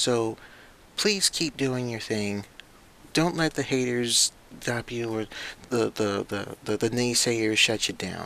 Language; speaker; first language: English; native; English